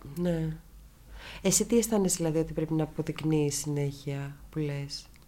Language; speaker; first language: Greek; native; Greek